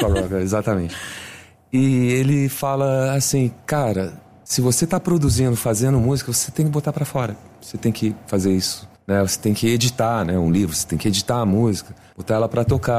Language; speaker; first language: Portuguese; native; Portuguese